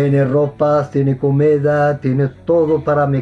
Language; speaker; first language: Spanish; non-native, learner; Arabic